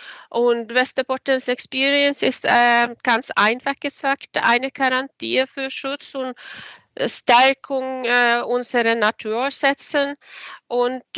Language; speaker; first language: German; non-native, fluent; Swedish